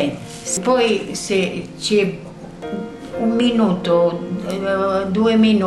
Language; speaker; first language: Italian; non-native, learner; Arabic